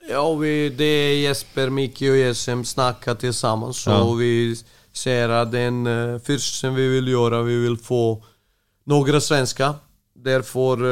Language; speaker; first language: Swedish; non-native, fluent; Serbian